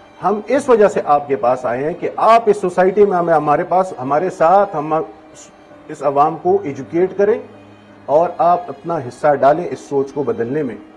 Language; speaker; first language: Urdu; non-native, local second language; Pashto